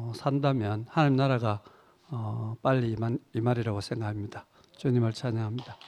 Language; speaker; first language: Korean; native; Korean